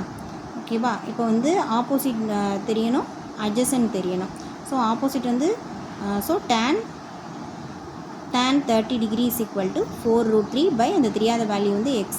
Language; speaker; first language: Tamil; native; Tamil